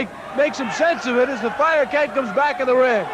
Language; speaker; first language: English; native; English